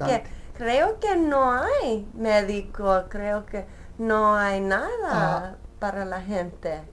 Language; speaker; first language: Spanish; early bilingual, heritage; Spanish